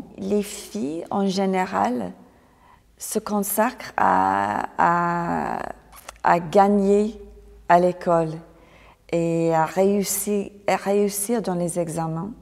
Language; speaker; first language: French; non-native, fluent; English